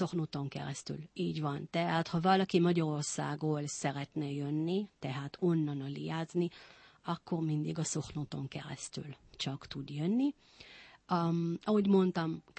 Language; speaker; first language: Hungarian; non-native, fluent; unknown